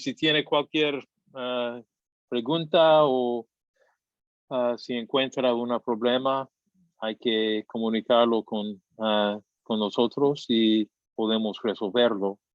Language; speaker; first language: Spanish; non-native, fluent; English